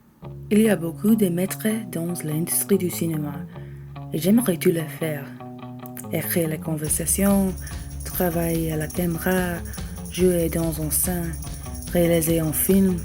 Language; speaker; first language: French; non-native, learner; English